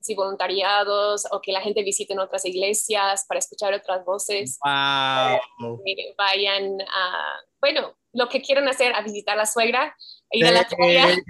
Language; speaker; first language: Spanish; non-native, fluent; English